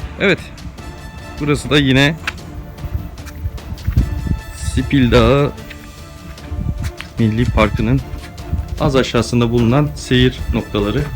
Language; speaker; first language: Turkish; native; Turkish